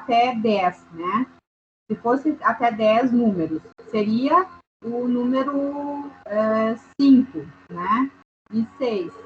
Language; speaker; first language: Portuguese; native; Portuguese